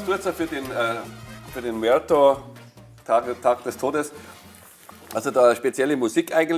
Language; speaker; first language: German; native; German